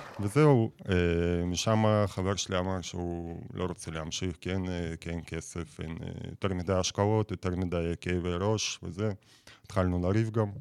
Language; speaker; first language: Hebrew; non-native, fluent; Russian